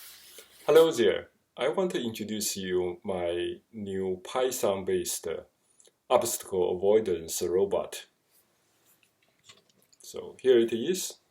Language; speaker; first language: English; non-native, fluent; Chinese